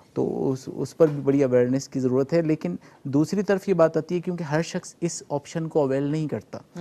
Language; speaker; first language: Urdu; non-native, local second language; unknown